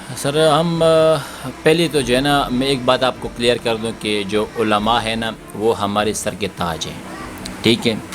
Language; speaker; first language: Urdu; non-native, local second language; Pashto